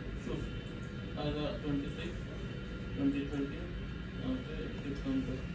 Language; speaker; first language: Arabic; non-native, learner; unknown